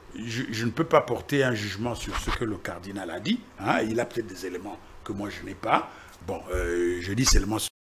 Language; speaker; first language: French; non-native, local second language; Lingala